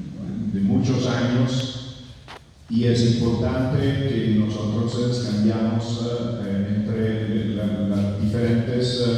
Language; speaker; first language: Spanish; non-native, fluent; Italian